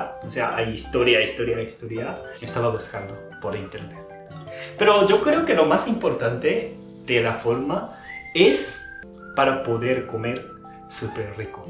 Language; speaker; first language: Spanish; non-native, learner; Japanese